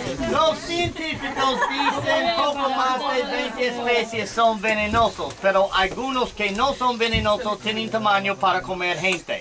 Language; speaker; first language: Spanish; non-native, learner; English